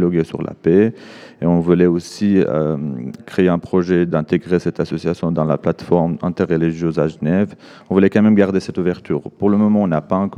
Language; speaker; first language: French; non-native, fluent; Arabic